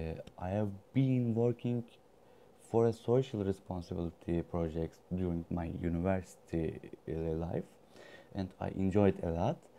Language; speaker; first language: English; non-native, learner; Turkish